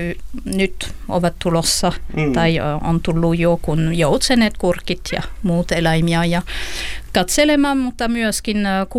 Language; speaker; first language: Finnish; non-native, learner; French